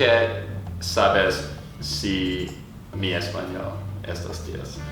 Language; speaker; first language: Spanish; non-native, learner; English